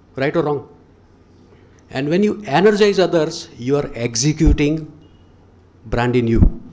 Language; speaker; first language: English; non-native, local second language; Gujarati